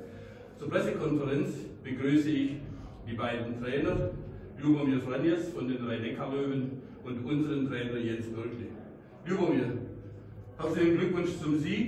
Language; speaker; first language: German; native; German